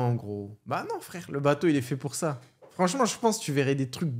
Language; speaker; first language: French; native; French